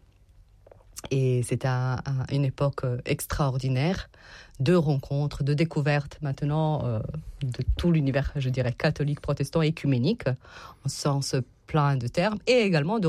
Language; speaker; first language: French; non-native, fluent; Serbian